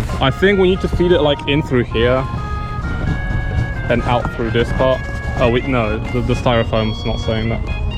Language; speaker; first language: English; non-native, fluent; Polish